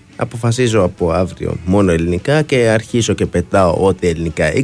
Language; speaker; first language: Greek; non-native, fluent; Arabic